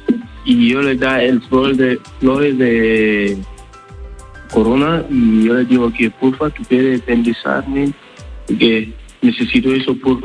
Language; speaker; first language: Spanish; non-native, learner; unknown